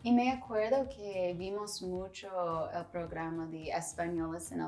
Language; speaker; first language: Spanish; non-native, learner; English